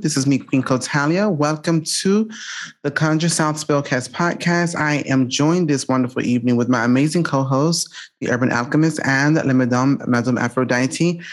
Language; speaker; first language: English; native; English